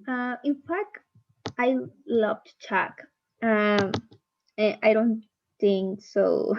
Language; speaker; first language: English; non-native, learner; Spanish